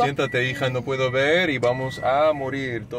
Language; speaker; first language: Spanish; non-native, fluent; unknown